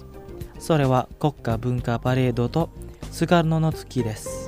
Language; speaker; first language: Japanese; non-native, fluent; Indonesian